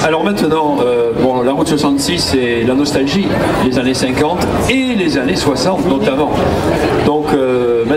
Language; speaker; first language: French; native; French